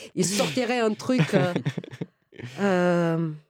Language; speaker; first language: French; non-native, fluent; Romanian